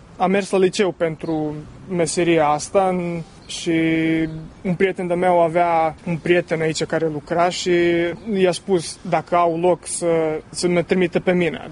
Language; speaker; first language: Romanian; early bilingual, heritage; Romanian